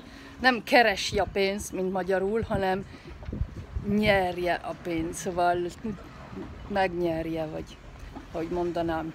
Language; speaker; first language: Hungarian; early bilingual, heritage; Hungarian